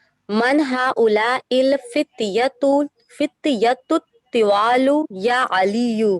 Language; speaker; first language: Arabic; non-native, learner; Urdu